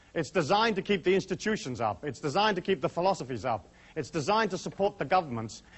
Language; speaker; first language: English; native; English